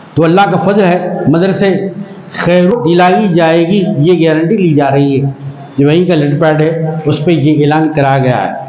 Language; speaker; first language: Urdu; native; Urdu